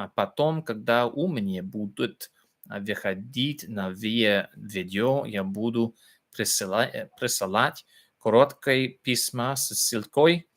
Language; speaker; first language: Russian; non-native, learner; English